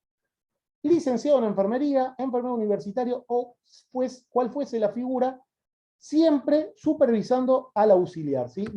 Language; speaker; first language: Spanish; native; Spanish